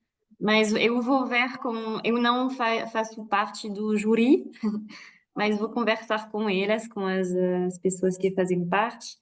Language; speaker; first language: Portuguese; non-native, fluent; French